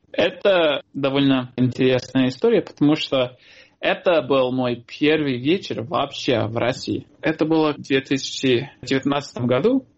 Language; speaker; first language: Russian; non-native, fluent; English